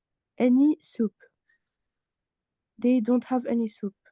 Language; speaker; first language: English; non-native, fluent; French